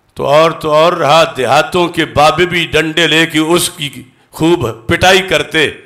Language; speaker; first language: Urdu; non-native, local second language; Punjabi